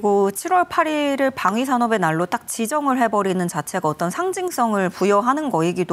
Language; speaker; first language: Korean; native; Korean